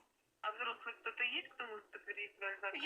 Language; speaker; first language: Russian; native; Russian